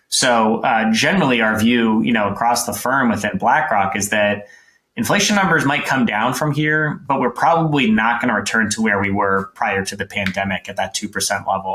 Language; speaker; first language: English; native; English